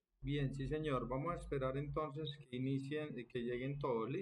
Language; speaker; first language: Spanish; native; Spanish